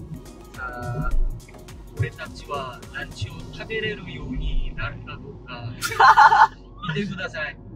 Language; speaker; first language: Japanese; non-native, learner; Korean